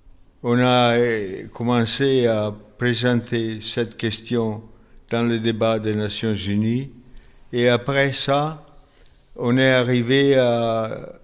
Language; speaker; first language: French; non-native, fluent; Italian